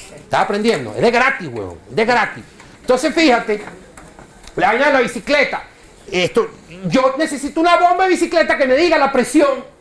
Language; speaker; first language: Spanish; native; Spanish